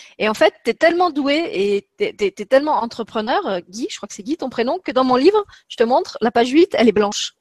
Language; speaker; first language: French; native; French